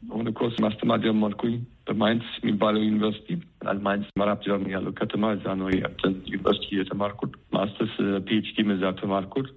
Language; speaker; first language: Amharic; non-native, fluent; German